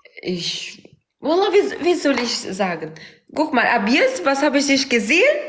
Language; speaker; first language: German; non-native, learner; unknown